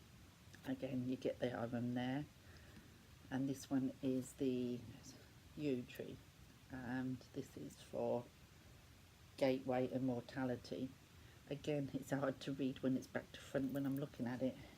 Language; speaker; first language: English; native; English